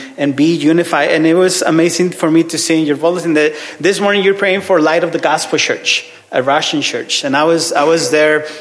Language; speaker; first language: English; non-native, fluent; Spanish